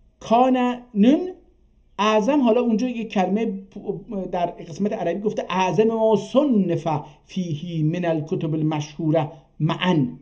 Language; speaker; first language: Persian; non-native, local second language; Azerbaijani